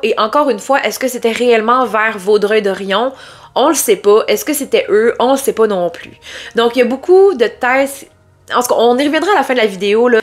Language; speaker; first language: French; native; French